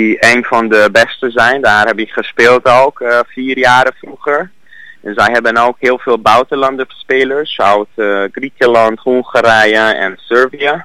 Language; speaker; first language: Dutch; non-native, learner; Hungarian